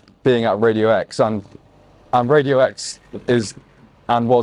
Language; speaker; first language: English; native; English